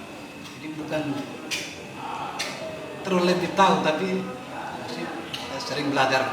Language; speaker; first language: Indonesian; native; Indonesian